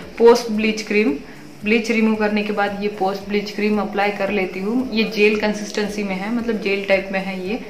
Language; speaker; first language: Hindi; non-native, local second language; Marathi